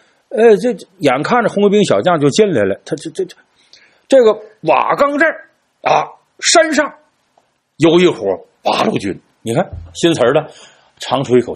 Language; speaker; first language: Chinese; native; Chinese